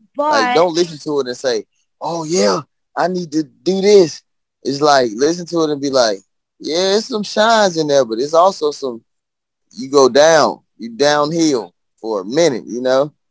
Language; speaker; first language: English; native; English